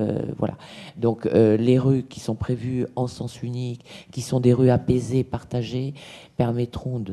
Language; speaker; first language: French; native; French